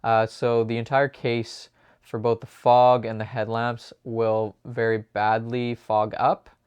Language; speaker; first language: English; native; English